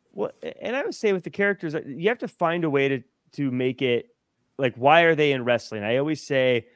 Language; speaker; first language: English; native; English